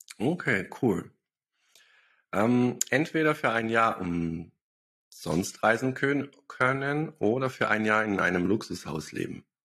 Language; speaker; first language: German; non-native, fluent; Bosnian